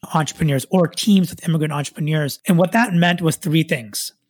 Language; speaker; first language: English; native; English